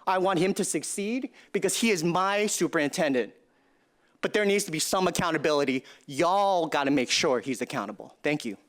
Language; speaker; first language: English; early bilingual, other home language; Chinese